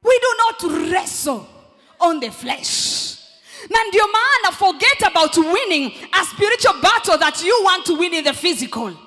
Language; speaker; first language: English; non-native, local second language; Swahili